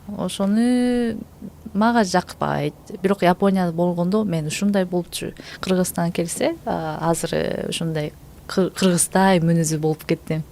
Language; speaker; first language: Kyrgyz; non-native, learner; Japanese